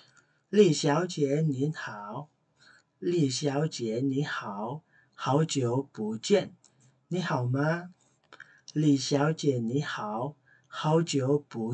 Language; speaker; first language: Chinese; non-native, fluent; Indonesian